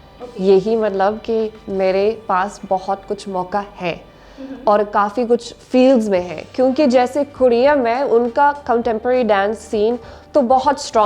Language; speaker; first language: Hindi; non-native, learner; English